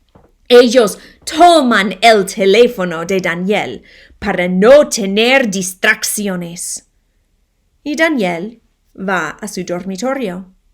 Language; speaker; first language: Spanish; non-native, fluent; English